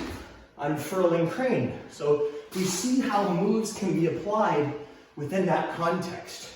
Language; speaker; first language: English; native; English